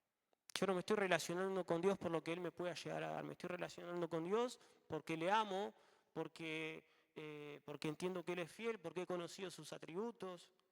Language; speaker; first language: Spanish; native; Spanish